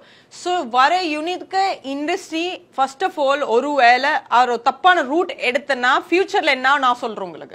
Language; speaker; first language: Tamil; non-native, learner; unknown